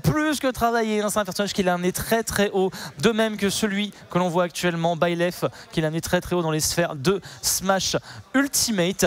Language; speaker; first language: French; native; French